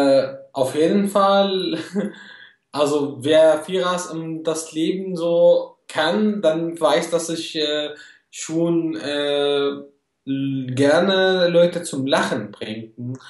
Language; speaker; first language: German; non-native, fluent; Arabic